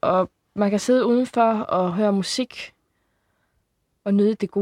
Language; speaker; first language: Danish; early bilingual, heritage; Icelandic